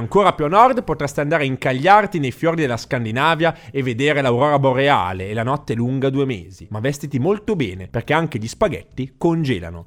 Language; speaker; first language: Italian; native; Italian